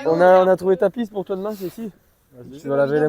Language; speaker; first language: French; native; French